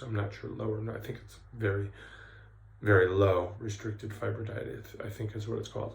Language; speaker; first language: English; native; English